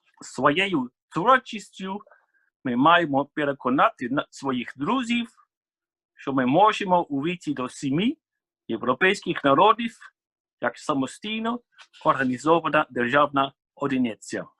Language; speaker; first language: Ukrainian; non-native, fluent; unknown